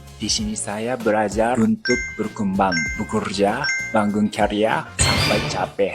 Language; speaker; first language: Indonesian; non-native, fluent; Japanese